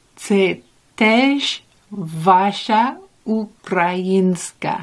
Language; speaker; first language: Ukrainian; non-native, learner; English